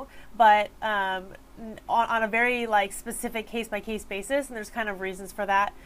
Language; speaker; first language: English; native; English